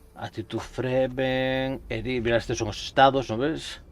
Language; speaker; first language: Spanish; native; Spanish